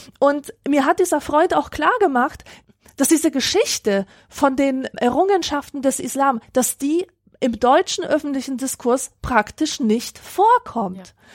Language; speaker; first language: German; early bilingual, other home language; Polish